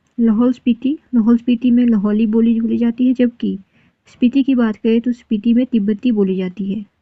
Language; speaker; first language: Hindi; native; Hindi